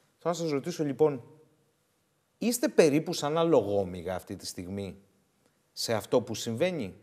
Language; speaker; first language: Greek; native; Greek